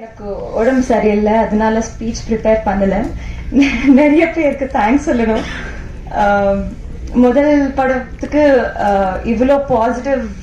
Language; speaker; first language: Tamil; non-native, learner; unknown